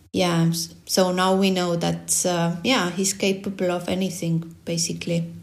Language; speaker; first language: English; non-native, fluent; Estonian